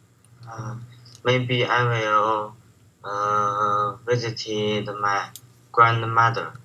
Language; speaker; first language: English; non-native, learner; Chinese